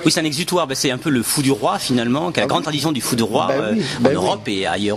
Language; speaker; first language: French; native; French